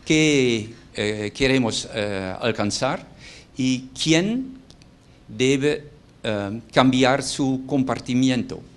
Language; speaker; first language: Spanish; non-native, fluent; Dutch